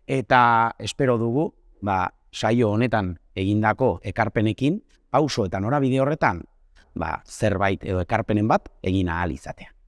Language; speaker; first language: Basque; native; Basque